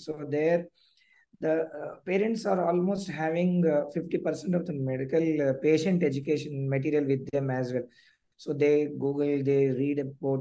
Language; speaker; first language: English; non-native, local second language; Telugu